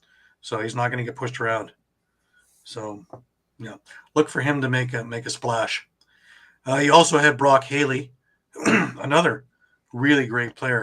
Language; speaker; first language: English; native; English